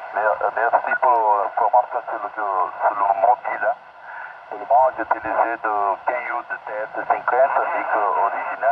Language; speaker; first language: French; non-native, learner; Portuguese